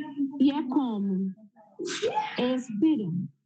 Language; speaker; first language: Portuguese; native; Portuguese